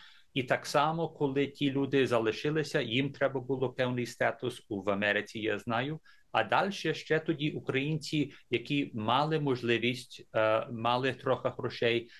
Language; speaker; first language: Ukrainian; early bilingual, heritage; English